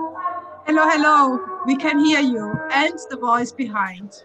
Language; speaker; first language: English; non-native, fluent; German